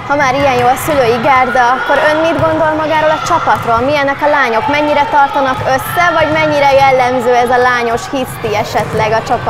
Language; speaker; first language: Hungarian; native; Hungarian